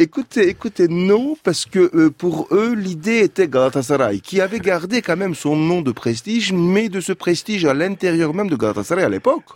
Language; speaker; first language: French; non-native, fluent; Turkish